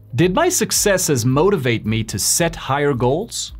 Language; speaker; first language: Spanish; non-native, fluent; Swedish